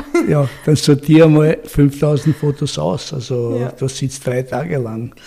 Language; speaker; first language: German; native; German